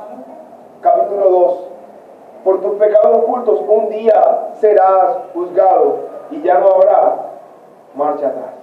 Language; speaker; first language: Spanish; native; Spanish